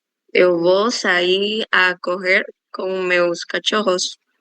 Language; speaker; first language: Portuguese; non-native, learner; Spanish